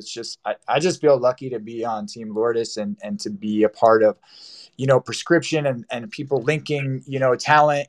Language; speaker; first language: English; native; English